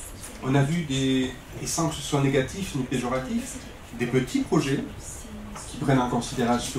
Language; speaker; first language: French; native; French